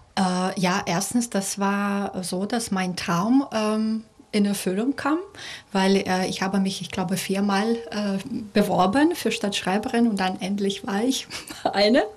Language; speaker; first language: German; non-native, fluent; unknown